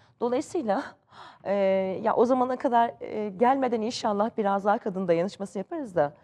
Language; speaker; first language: Turkish; native; Turkish